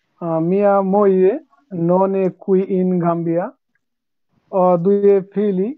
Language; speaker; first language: Italian; non-native, learner; Bangla